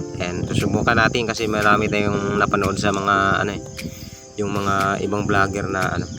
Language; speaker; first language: Filipino; non-native, local second language; Masbatenyo